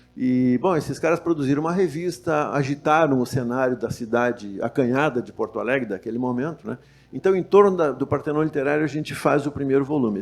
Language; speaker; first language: Portuguese; native; Portuguese